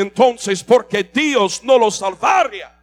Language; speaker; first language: Spanish; non-native, learner; English